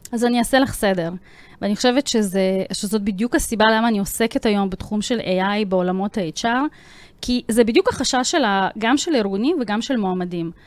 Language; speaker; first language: Hebrew; early bilingual, other home language; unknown